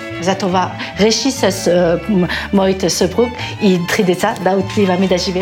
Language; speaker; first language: Bulgarian; non-native, learner; French